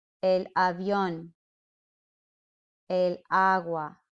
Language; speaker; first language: Spanish; non-native, fluent; English